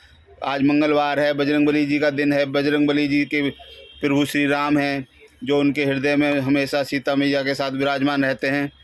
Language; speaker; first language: Hindi; native; Hindi